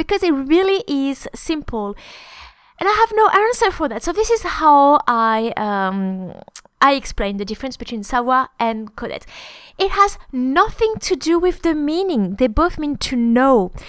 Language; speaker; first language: English; non-native, fluent; French